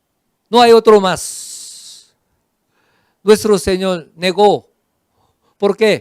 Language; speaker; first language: Spanish; non-native, fluent; Korean